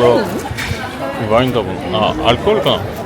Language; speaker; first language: Japanese; non-native, fluent; French